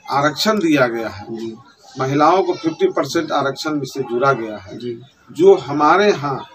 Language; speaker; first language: Hindi; native; Hindi